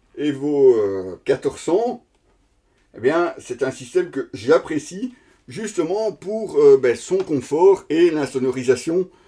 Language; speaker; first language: French; native; French